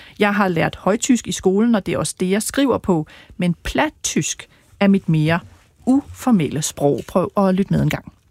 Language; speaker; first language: Danish; native; Danish